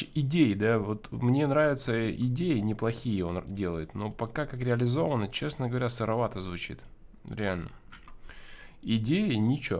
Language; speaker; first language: Russian; native; Russian